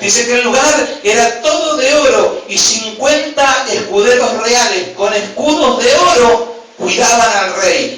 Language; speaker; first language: Spanish; native; Spanish